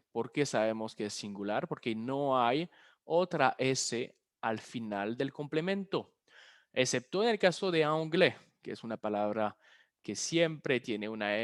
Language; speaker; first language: Spanish; non-native, fluent; French